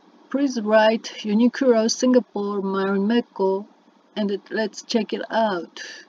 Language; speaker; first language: English; non-native, learner; Japanese